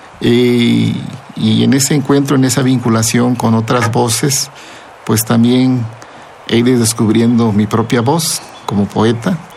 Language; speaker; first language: Spanish; non-native, local second language; Zapotec